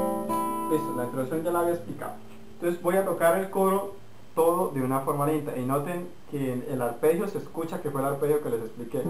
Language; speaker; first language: Spanish; native; Spanish